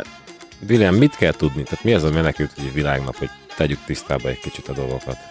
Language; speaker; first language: Hungarian; native; Hungarian